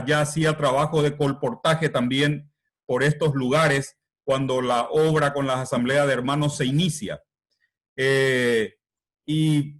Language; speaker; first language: Spanish; native; Spanish